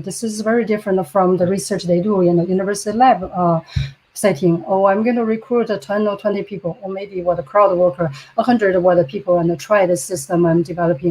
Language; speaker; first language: English; non-native, fluent; Chinese